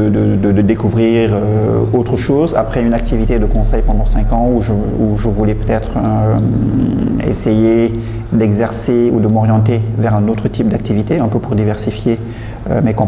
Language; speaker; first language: French; non-native, local second language; Wolof